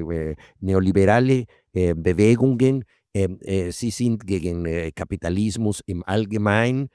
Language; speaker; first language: German; non-native, fluent; Spanish